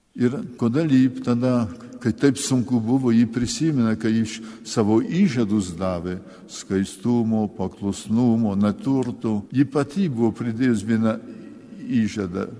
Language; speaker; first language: Lithuanian; early bilingual, heritage; Lithuanian